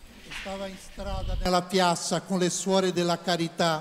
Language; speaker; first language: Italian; non-native, learner; Portuguese